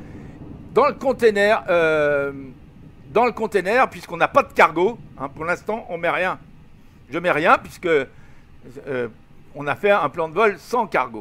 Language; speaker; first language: French; native; French